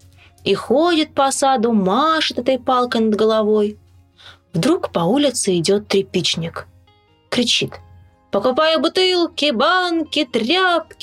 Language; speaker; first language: Russian; native; Russian